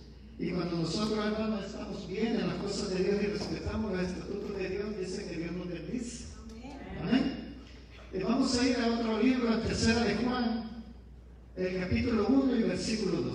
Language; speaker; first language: Spanish; native; Spanish